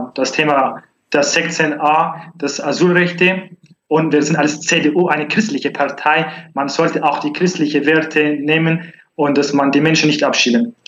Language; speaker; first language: German; non-native, learner; Arabic